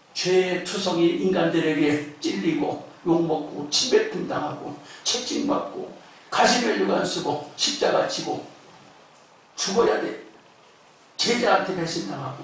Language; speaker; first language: Korean; native; Korean